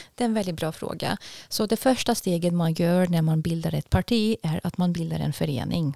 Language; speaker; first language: Swedish; non-native, fluent; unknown